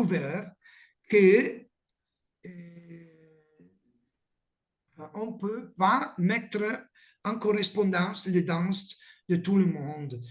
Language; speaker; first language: French; non-native, learner; Italian